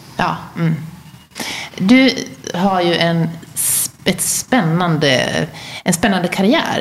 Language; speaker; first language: Swedish; native; Swedish